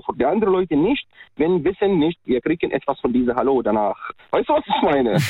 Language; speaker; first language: German; non-native, learner; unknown